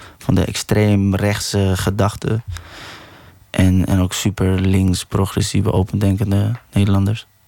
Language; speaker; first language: Dutch; early bilingual, other home language; Persian